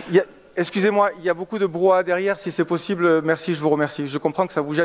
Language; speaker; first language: French; native; French